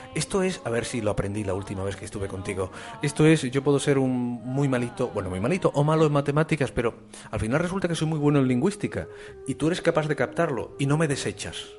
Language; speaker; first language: Spanish; native; Spanish